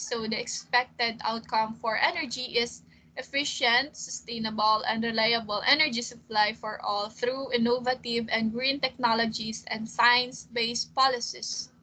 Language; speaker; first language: English; non-native, local second language; Filipino